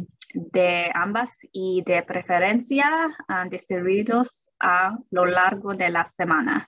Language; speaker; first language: Spanish; early bilingual, heritage; English